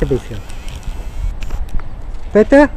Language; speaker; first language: German; non-native, learner; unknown